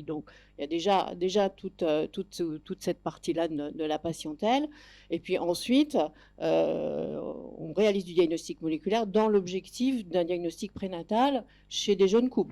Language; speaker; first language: French; native; French